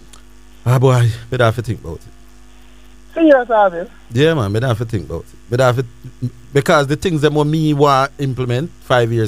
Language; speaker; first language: English; native; English